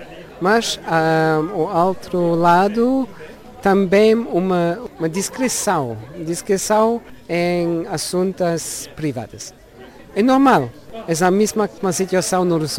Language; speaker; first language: Portuguese; non-native, learner; Luxembourgish